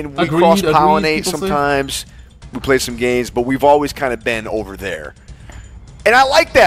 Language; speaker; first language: English; native; English